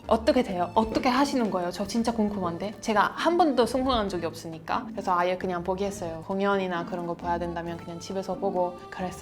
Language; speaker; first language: Korean; non-native, fluent; Italian